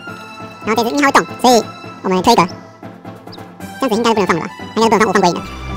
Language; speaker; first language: Chinese; native; Chinese